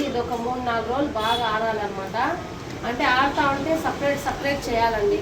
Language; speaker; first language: Telugu; non-native, local second language; Urdu